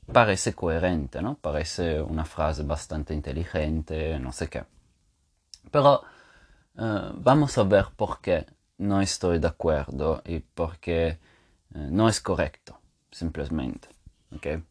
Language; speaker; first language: Spanish; non-native, fluent; Italian